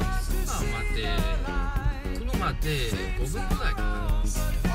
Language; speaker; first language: Japanese; non-native, learner; Chinese